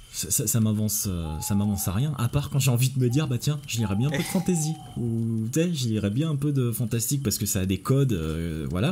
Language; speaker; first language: French; native; French